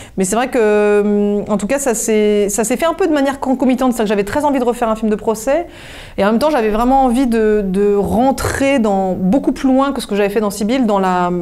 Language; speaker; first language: French; native; French